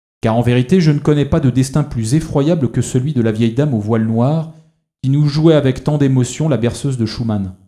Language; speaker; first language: French; native; French